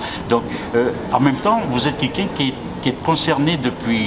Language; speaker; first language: French; native; French